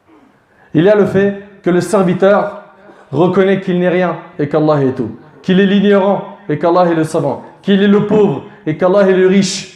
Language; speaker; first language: French; native; French